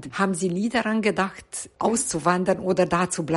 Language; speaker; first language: German; native; German